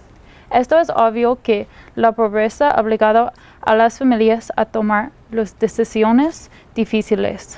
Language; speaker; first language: Spanish; non-native, learner; English